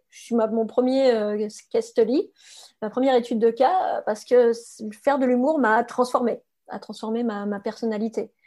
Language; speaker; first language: French; native; French